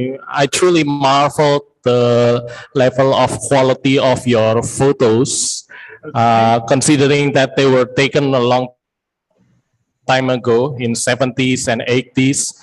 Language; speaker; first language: English; non-native, learner; Indonesian